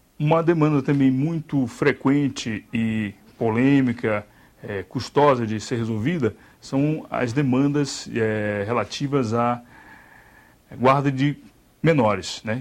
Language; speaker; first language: Portuguese; native; Portuguese